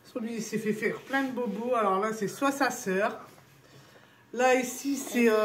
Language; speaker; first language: French; native; French